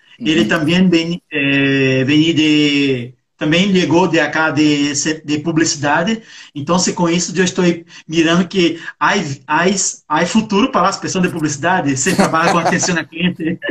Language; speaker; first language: Portuguese; non-native, learner; Spanish